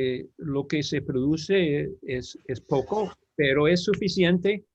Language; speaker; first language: Spanish; non-native, fluent; English